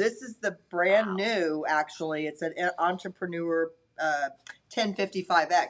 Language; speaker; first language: English; native; English